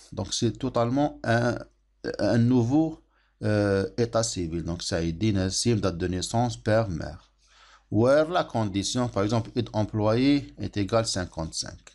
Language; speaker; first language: French; non-native, local second language; Arabic